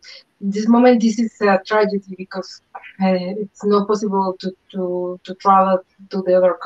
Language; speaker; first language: English; non-native, learner; Spanish